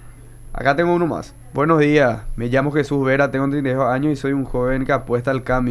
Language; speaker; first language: Spanish; native; Spanish